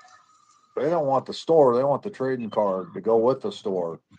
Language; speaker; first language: English; native; English